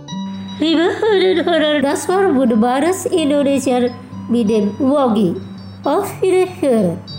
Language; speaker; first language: German; non-native, fluent; Indonesian